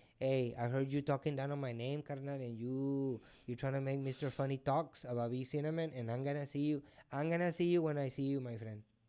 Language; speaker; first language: English; early bilingual, other home language; Spanish